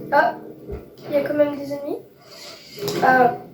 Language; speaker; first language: French; native; French